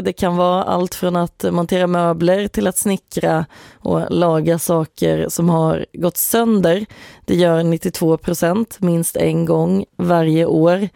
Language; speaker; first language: Swedish; native; Swedish